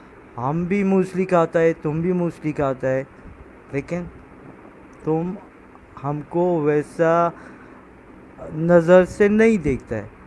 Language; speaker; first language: Hindi; non-native, fluent; Bangla